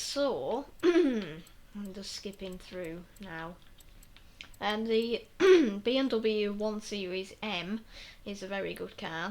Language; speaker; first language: English; native; English